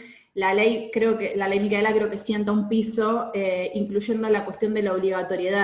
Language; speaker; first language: Spanish; native; Spanish